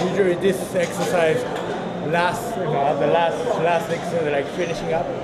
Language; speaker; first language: English; non-native, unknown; Japanese